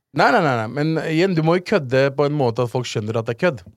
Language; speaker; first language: Norwegian; early bilingual, other home language; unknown